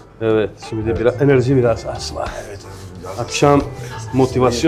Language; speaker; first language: Turkish; non-native, learner; French